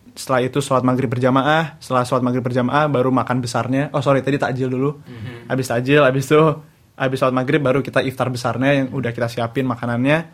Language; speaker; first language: Indonesian; native; Indonesian